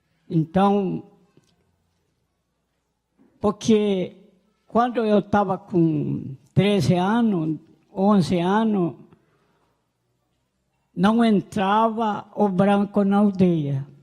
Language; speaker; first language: Portuguese; non-native, local second language; Guarani